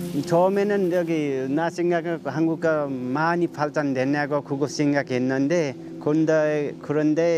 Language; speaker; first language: Korean; non-native, learner; Nepali